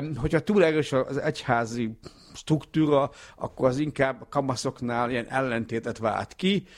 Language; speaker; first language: Hungarian; early bilingual, heritage; Hungarian